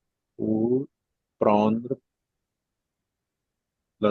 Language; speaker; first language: French; non-native, learner; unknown